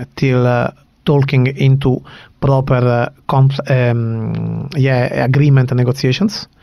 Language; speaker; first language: English; non-native, fluent; Italian